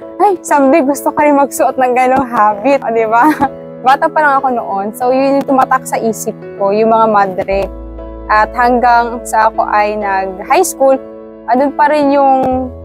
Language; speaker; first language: Filipino; native; Filipino